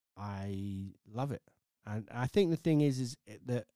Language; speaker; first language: English; native; English